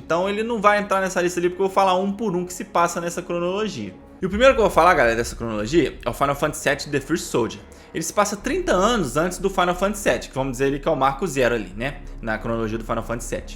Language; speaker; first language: Portuguese; native; Portuguese